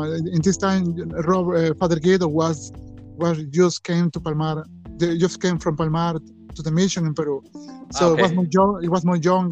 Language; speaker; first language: English; non-native, learner; Spanish